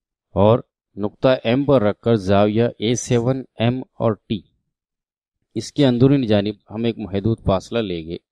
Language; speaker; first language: Urdu; native; Urdu